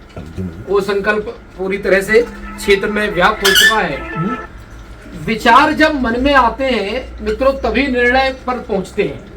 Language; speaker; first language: Hindi; native; Hindi